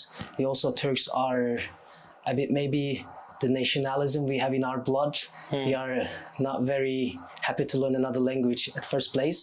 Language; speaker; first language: English; non-native, fluent; Turkish